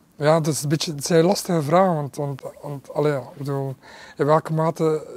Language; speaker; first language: Dutch; early bilingual, other home language; Arabic